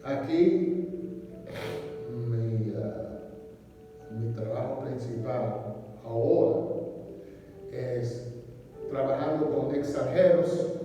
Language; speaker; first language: Spanish; non-native, learner; English